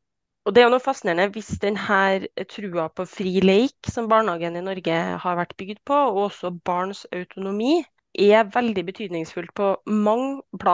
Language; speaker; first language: Norwegian; native; Norwegian